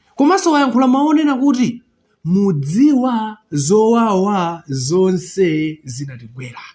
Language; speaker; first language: Nyanja; non-native, local second language; Tumbuka